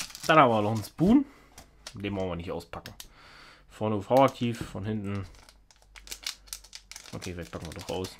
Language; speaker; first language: German; native; German